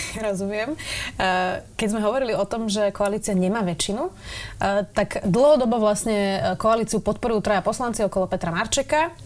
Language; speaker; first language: Slovak; native; Slovak